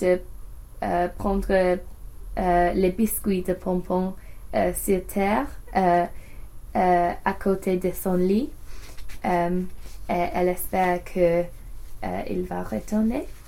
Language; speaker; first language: French; non-native, learner; English